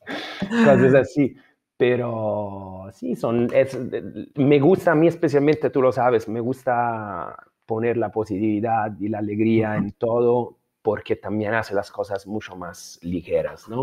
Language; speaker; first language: Spanish; non-native, fluent; Italian